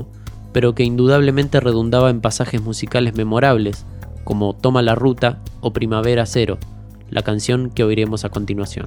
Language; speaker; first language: Spanish; native; Spanish